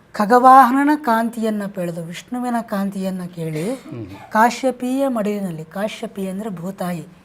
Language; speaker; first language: Kannada; native; Kannada